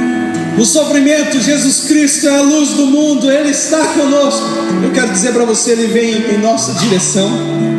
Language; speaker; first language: Portuguese; native; Portuguese